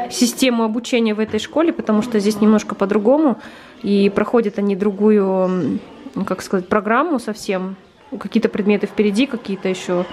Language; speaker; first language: Russian; native; Russian